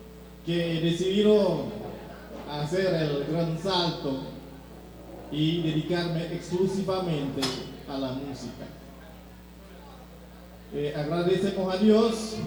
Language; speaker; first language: Spanish; non-native, fluent; Haitian Creole